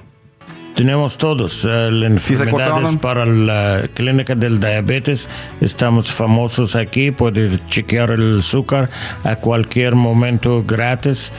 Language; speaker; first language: Spanish; non-native, learner; English